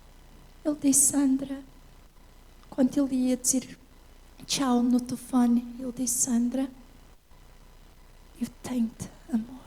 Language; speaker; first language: Portuguese; early bilingual, heritage; English